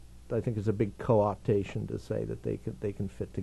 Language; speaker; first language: English; native; English